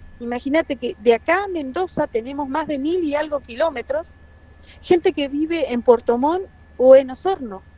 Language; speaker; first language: Spanish; native; Spanish